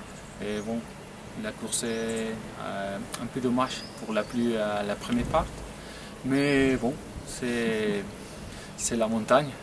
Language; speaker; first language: French; non-native, learner; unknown